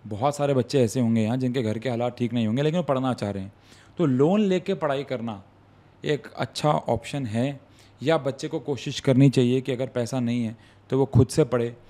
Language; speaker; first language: Hindi; native; Hindi